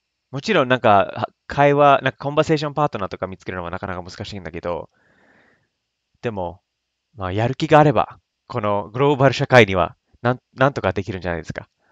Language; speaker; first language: Japanese; non-native, fluent; English